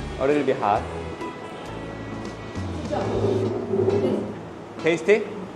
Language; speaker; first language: English; non-native, learner; Korean